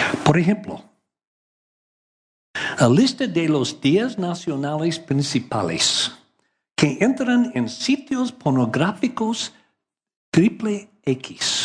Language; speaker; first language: Spanish; non-native, learner; English